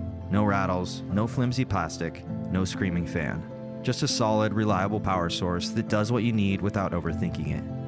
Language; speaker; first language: English; native; English